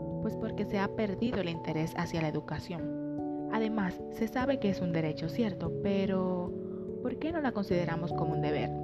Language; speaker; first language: Spanish; native; Spanish